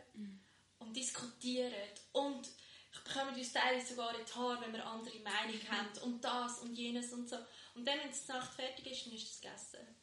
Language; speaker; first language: German; early bilingual, other home language; Bosnian